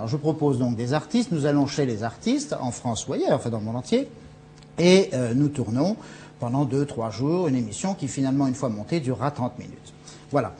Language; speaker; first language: French; native; French